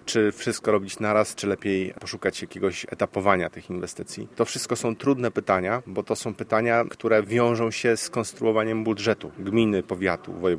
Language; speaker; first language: Polish; native; Polish